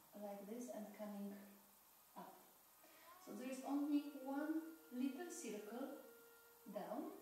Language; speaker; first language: English; non-native, fluent; Polish